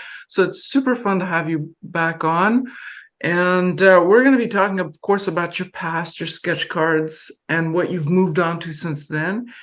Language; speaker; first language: English; non-native, fluent; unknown